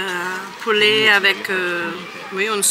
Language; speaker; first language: French; non-native, learner; Turkish